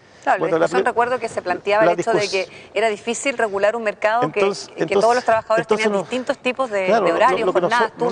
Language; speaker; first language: Spanish; native; Spanish